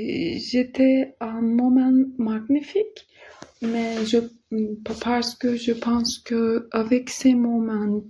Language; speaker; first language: French; non-native, learner; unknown